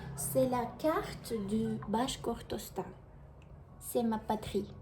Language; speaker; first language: French; non-native, learner; Russian